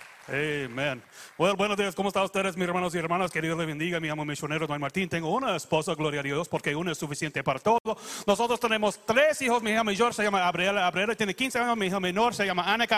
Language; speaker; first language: Spanish; non-native, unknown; English